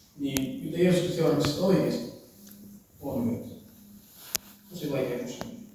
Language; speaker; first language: Finnish; early bilingual, other home language; Kinyarwanda